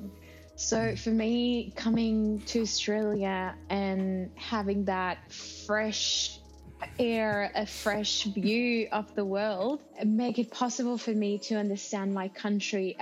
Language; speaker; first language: English; non-native, fluent; Spanish